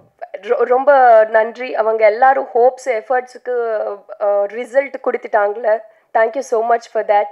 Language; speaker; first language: Tamil; non-native, learner; Telugu